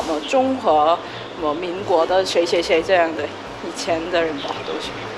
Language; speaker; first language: Chinese; non-native, learner; Korean